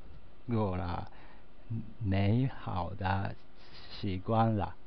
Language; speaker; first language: Chinese; non-native, learner; Japanese